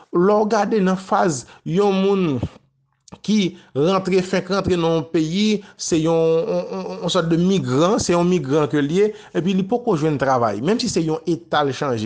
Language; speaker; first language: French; non-native, local second language; Haitian Creole